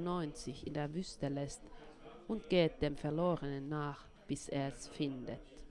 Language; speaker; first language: German; non-native, fluent; Finnish